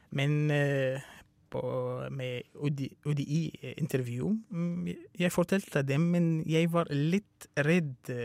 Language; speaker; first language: Norwegian; non-native, fluent; Arabic